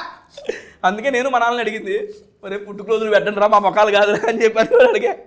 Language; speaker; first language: Telugu; native; Telugu